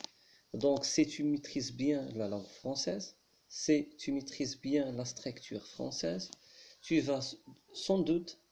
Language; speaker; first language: French; non-native, local second language; Arabic